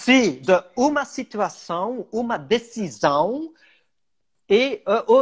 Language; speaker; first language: Portuguese; non-native, learner; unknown